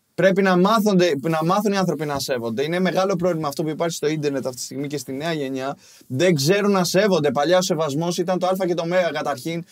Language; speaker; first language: Greek; early bilingual, other home language; Albanian